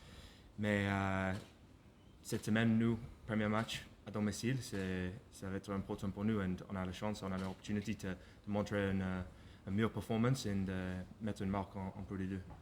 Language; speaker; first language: French; non-native, learner; English